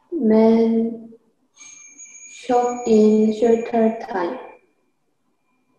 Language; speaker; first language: English; non-native, learner; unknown